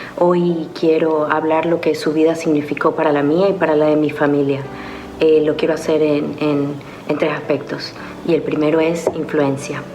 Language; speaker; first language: Spanish; native; Spanish